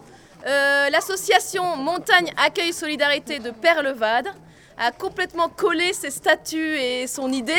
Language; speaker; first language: French; native; French